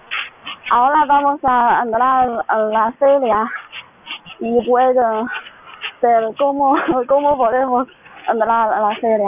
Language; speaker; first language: Spanish; non-native, learner; Chinese